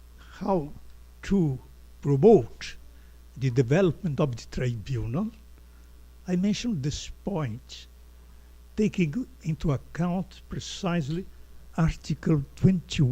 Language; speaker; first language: English; non-native, fluent; Portuguese